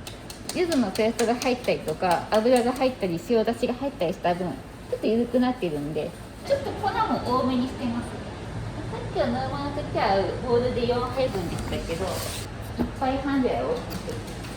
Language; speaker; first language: Japanese; native; Japanese